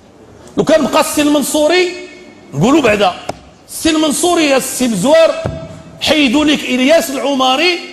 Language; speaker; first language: Arabic; native; Arabic